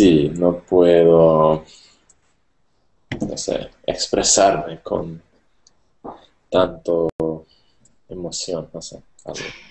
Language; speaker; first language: Spanish; non-native, learner; English